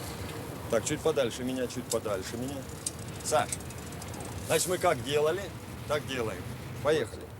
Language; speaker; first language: Russian; native; Russian